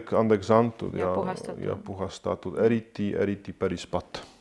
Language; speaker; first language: Estonian; non-native, fluent; Polish